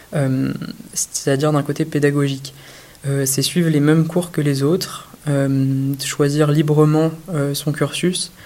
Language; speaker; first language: French; native; French